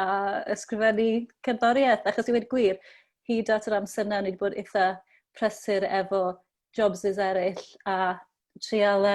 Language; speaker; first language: Welsh; native; Welsh